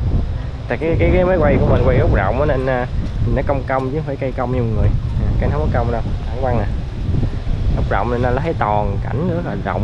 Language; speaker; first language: Vietnamese; native; Vietnamese